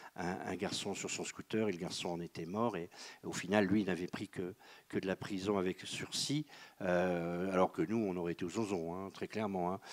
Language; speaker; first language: French; native; French